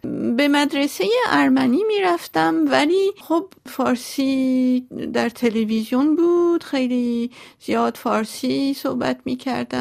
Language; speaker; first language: Persian; non-native, local second language; Armenian